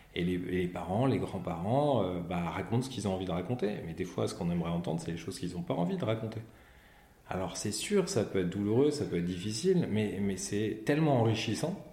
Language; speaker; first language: French; native; French